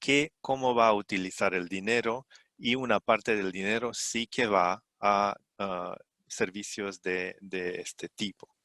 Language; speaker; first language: Spanish; non-native, fluent; Romanian